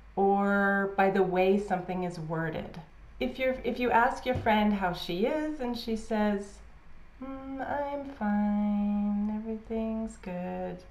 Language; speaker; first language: English; native; English